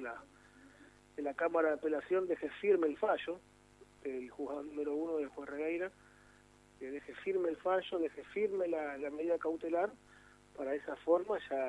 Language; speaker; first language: Spanish; native; Spanish